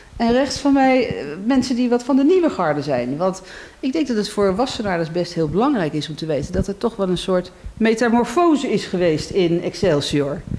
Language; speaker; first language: Dutch; native; Dutch